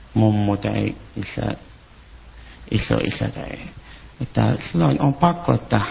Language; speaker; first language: Finnish; non-native, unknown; Arabic